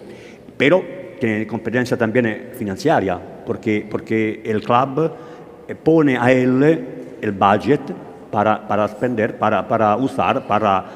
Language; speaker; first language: Spanish; non-native, learner; Italian